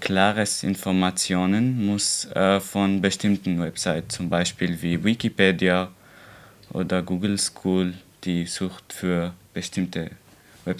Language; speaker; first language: German; non-native, learner; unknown